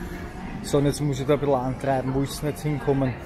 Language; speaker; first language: German; native; German